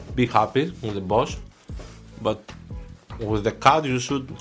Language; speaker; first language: English; non-native, fluent; Greek